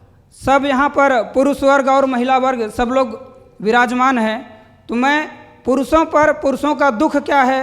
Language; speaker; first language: Hindi; native; Hindi